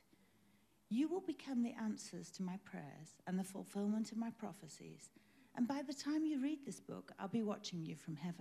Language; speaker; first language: English; native; English